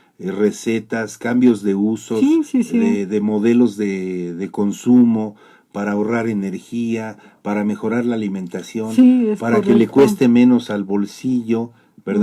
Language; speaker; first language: Spanish; native; Spanish